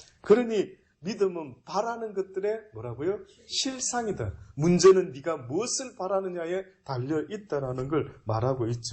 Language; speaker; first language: Korean; native; Korean